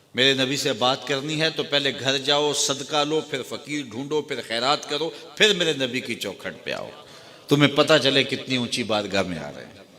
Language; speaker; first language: Urdu; non-native, local second language; Punjabi